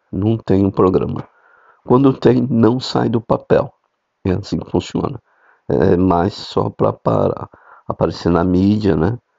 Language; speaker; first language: Portuguese; native; Portuguese